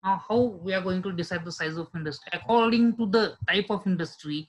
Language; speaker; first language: English; non-native, local second language; Marathi